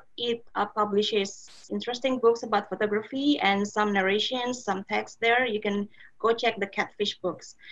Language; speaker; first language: English; non-native, fluent; Indonesian